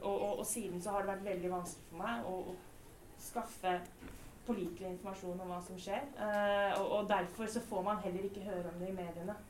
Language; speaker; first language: Norwegian; native; Norwegian